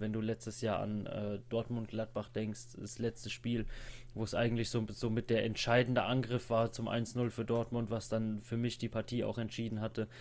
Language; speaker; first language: German; native; German